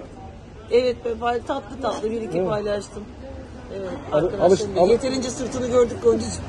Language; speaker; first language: Turkish; native; Turkish